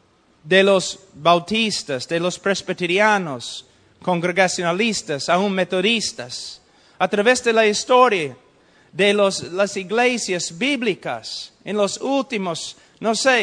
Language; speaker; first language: Spanish; non-native, fluent; English